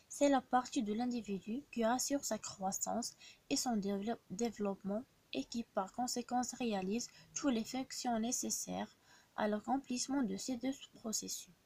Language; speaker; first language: French; non-native, local second language; Arabic